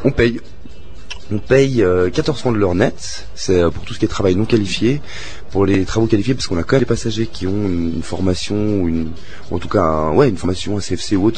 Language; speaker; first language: French; native; French